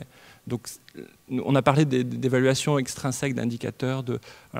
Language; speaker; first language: French; native; French